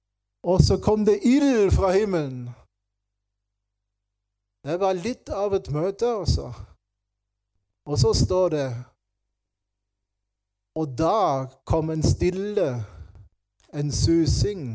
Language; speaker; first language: Norwegian; non-native, fluent; German